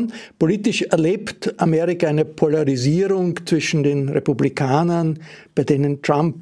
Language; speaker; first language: German; native; German